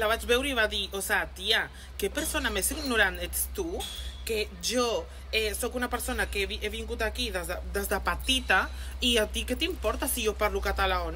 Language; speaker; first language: Catalan; early bilingual, other home language; Spanish